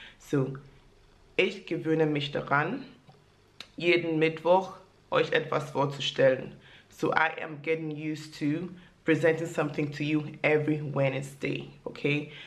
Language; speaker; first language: German; non-native, fluent; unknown